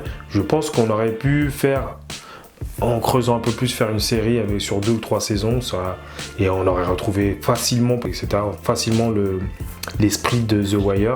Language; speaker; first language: French; native; French